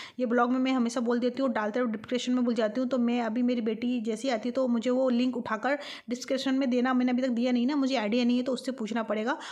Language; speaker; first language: Hindi; non-native, local second language; Bangla